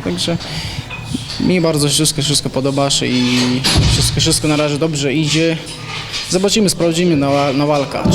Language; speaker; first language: Polish; non-native, learner; Chechen